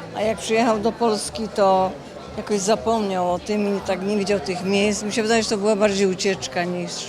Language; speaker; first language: Polish; native; Polish